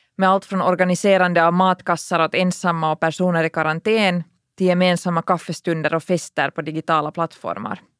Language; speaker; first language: Swedish; native; Swedish